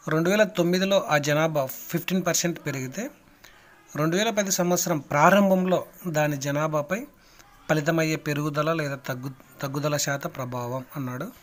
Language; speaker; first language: Telugu; native; Telugu